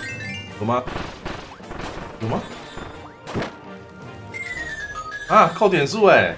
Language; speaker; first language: Chinese; native; Chinese